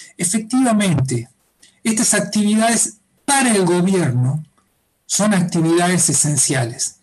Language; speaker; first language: Spanish; native; Spanish